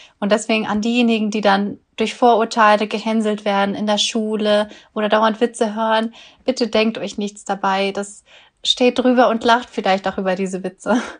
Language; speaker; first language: German; early bilingual, other home language; Russian